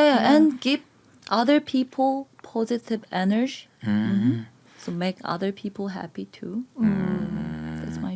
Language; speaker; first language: English; non-native, learner; Korean